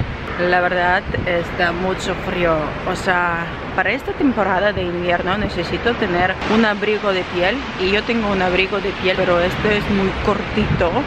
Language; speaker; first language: Spanish; non-native, learner; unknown